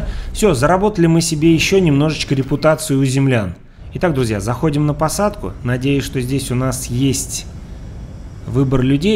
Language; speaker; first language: Russian; native; Russian